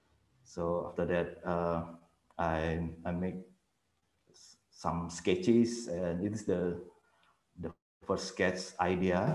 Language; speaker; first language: English; non-native, fluent; Indonesian